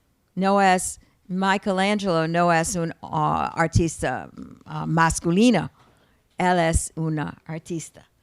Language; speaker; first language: Spanish; non-native, learner; English